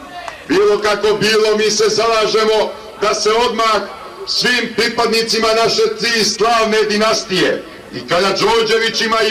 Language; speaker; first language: Bosnian; native; Bosnian